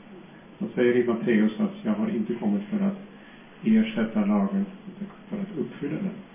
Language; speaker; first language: Swedish; non-native, fluent; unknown